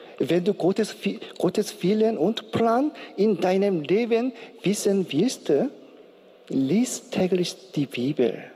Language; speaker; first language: German; non-native, learner; Korean